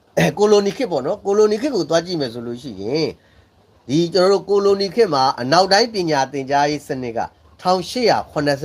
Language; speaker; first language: Burmese; native; Burmese